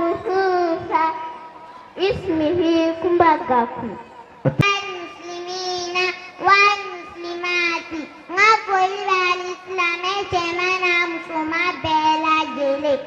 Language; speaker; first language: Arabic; non-native, learner; Bambara